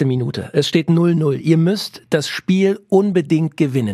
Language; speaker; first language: German; native; German